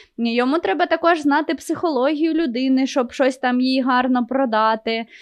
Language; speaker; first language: Ukrainian; non-native, local second language; Russian